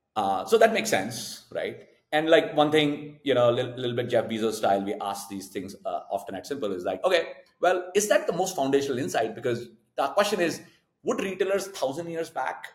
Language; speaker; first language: English; non-native, local second language; Hindi